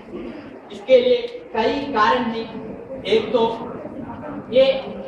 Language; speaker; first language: Hindi; non-native, local second language; Malayalam